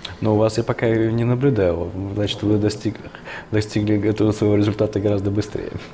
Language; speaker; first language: Russian; native; Russian